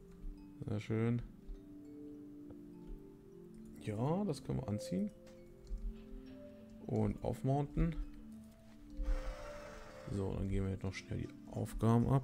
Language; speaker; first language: German; native; German